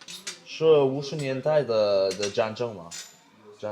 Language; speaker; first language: Chinese; non-native, learner; English